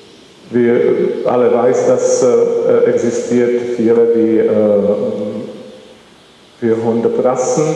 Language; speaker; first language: German; non-native, learner; Czech